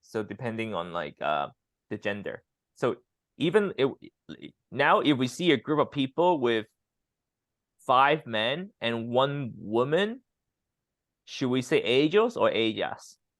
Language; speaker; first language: English; non-native, fluent; Chinese